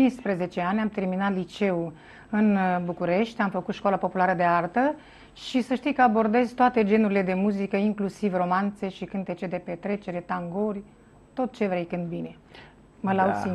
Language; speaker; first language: Romanian; native; Romanian